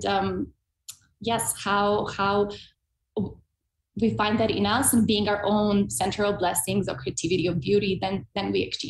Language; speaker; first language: English; non-native, fluent; Serbian